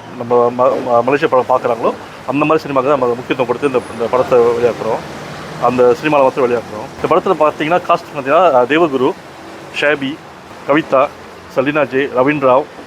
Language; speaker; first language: Tamil; native; Tamil